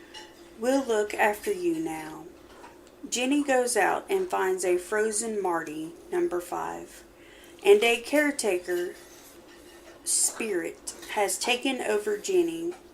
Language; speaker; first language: English; native; English